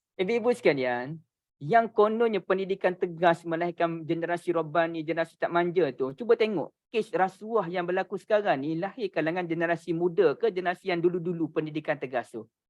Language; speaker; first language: Malay; native; Malay